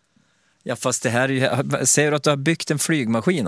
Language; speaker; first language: Swedish; native; Swedish